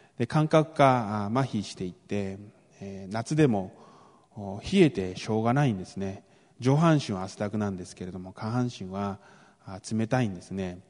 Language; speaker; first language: Japanese; early bilingual, other home language; Korean